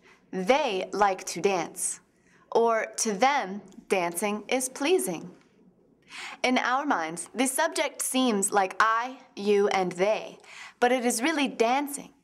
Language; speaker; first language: English; native; English